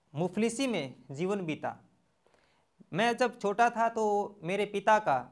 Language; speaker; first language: Hindi; native; Hindi